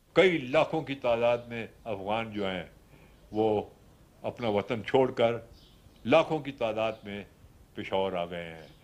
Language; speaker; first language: Urdu; native; Urdu